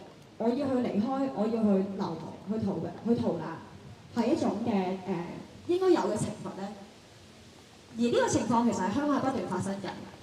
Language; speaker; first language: Cantonese; native; Cantonese